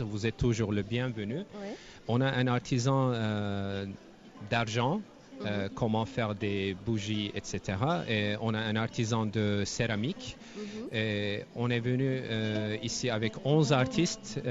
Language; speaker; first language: French; non-native, fluent; Turkish